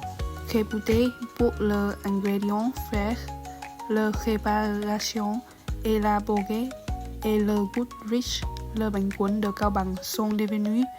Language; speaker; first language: French; non-native, learner; Vietnamese